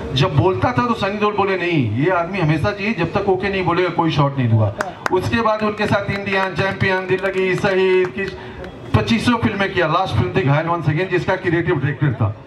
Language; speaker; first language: Hindi; non-native, local second language; Bhojpuri